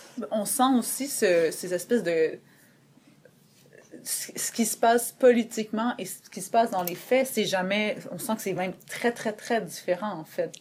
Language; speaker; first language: French; native; French